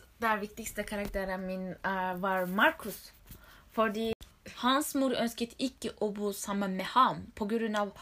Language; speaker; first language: Norwegian; non-native, learner; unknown